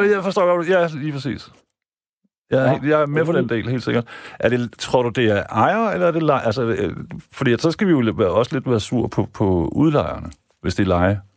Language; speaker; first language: Danish; native; Danish